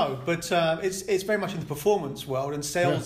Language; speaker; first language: English; native; English